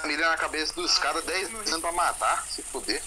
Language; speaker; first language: Portuguese; native; Portuguese